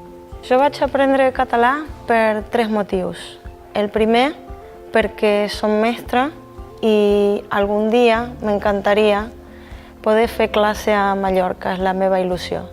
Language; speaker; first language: Catalan; non-native, learner; Spanish